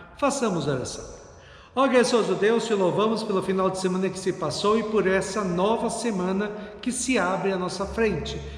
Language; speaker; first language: Portuguese; native; Portuguese